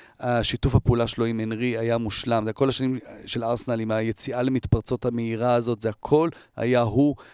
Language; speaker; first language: Hebrew; native; Hebrew